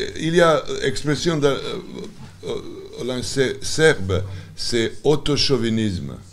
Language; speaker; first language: French; non-native, learner; Serbian